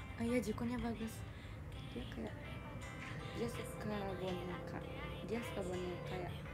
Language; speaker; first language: Indonesian; non-native, learner; Japanese